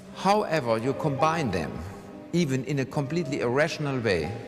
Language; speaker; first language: English; non-native, fluent; German